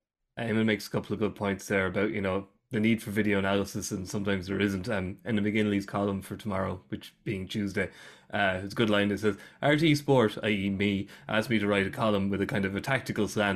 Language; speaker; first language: English; native; English